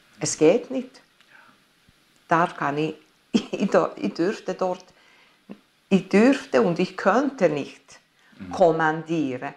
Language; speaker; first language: German; non-native, fluent; Italian